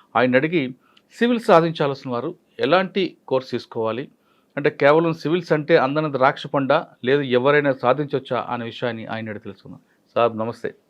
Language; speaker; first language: Telugu; native; Telugu